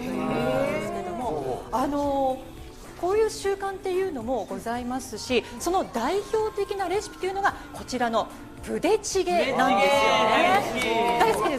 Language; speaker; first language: Japanese; native; Japanese